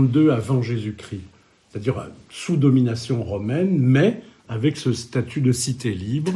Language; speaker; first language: French; native; French